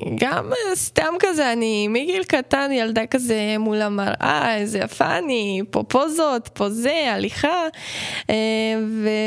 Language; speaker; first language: Hebrew; non-native, fluent; Ukrainian